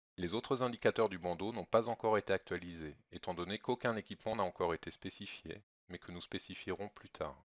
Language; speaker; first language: French; native; French